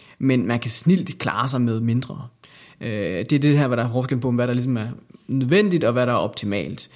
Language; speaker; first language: Danish; native; Danish